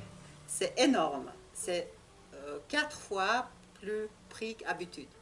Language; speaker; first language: French; non-native, learner; Russian